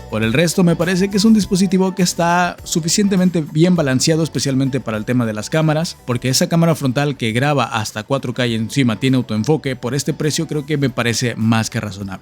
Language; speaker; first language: Spanish; native; Spanish